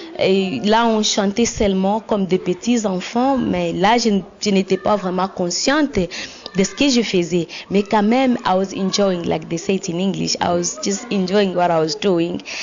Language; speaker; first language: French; non-native, local second language; Swahili